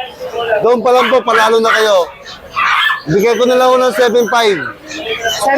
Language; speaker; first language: Filipino; native; Filipino